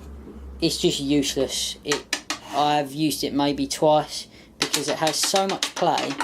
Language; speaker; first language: English; native; English